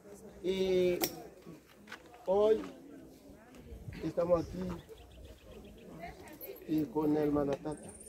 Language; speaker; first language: Spanish; non-native, learner; Haitian Creole